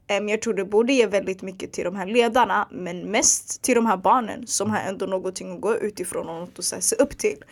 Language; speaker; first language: Swedish; early bilingual, other home language; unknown